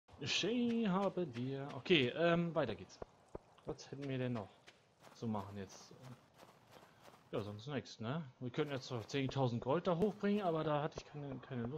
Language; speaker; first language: German; native; German